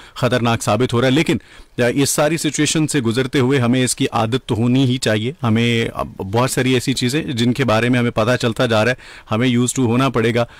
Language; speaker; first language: Urdu; native; Urdu